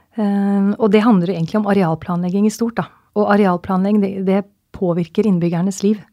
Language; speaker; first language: Norwegian; native; Norwegian